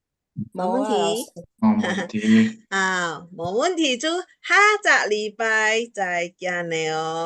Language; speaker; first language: Chinese; early bilingual, heritage; Chinese